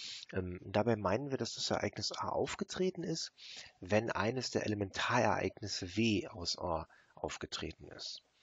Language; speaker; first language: German; native; German